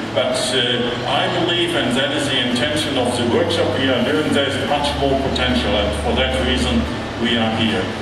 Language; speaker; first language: English; non-native, fluent; German